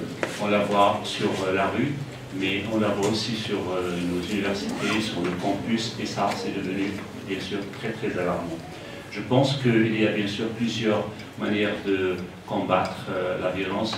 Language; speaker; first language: French; non-native, local second language; Arabic